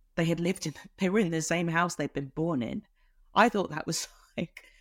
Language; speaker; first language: English; native; English